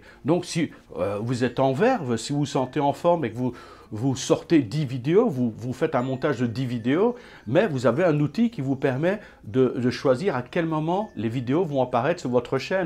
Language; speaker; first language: French; native; French